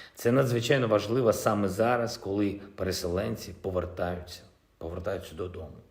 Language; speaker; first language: Ukrainian; non-native, local second language; Russian